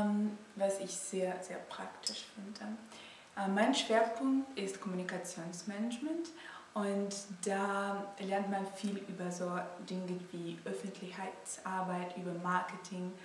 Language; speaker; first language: German; non-native, fluent; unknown